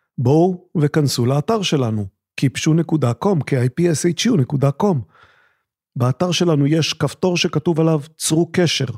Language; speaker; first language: Hebrew; native; Hebrew